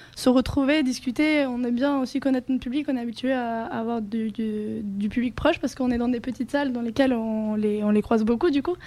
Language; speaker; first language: French; non-native, fluent; Spanish